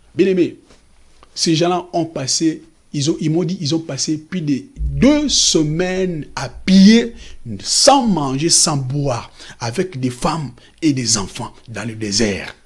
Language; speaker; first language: French; non-native, local second language; Lingala